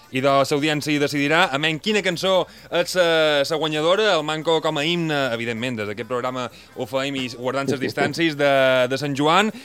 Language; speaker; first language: Catalan; native; Catalan